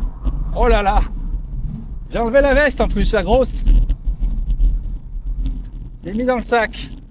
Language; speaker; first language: French; native; French